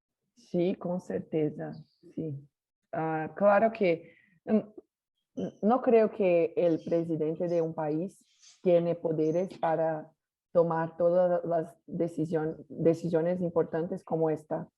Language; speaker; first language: Spanish; non-native, learner; Portuguese